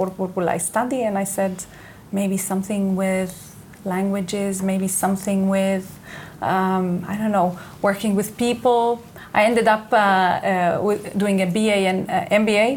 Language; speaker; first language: English; non-native, fluent; Hebrew